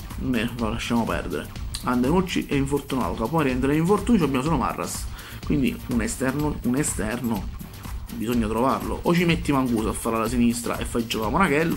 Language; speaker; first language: Italian; native; Italian